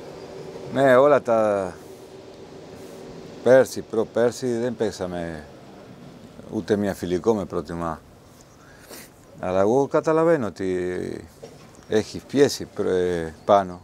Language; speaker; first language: Greek; non-native, learner; Spanish